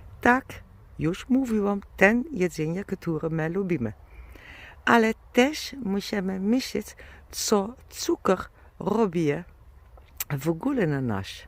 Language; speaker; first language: Polish; non-native, learner; German